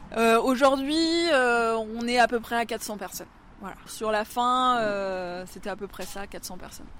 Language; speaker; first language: French; native; French